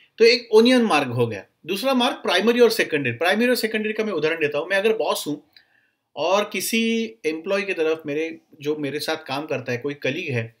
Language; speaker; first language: Hindi; non-native, local second language; Marathi